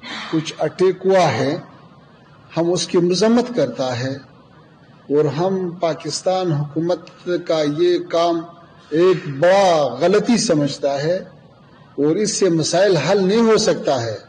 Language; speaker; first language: Hindi; non-native, fluent; Pashto